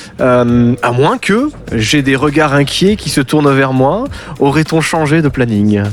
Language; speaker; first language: French; native; French